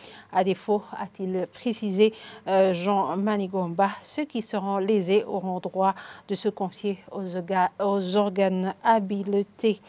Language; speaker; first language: French; non-native, local second language; Rundi